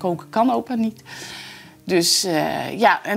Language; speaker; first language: Dutch; native; Dutch